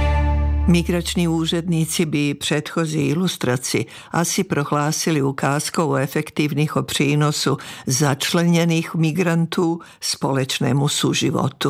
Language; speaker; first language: Czech; non-native, fluent; Serbian